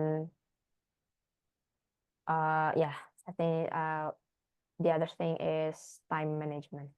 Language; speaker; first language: English; non-native, learner; Indonesian